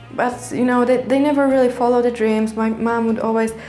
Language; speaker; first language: English; non-native, fluent; Polish